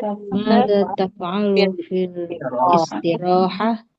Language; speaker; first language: Arabic; non-native, learner; Indonesian